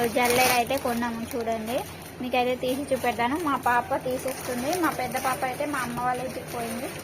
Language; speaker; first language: Telugu; native; Telugu